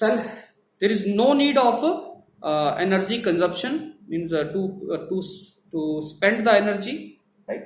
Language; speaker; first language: English; non-native, local second language; Hindi